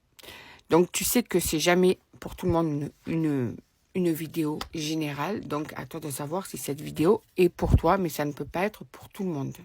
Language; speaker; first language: French; native; French